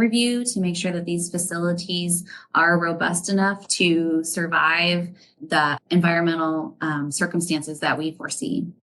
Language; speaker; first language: English; native; English